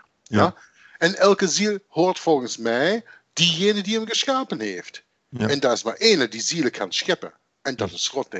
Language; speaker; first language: Dutch; native; Dutch